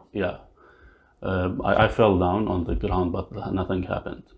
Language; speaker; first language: English; non-native, learner; Arabic